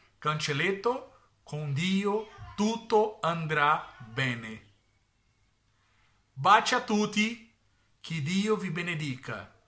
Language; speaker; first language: Italian; non-native, learner; Portuguese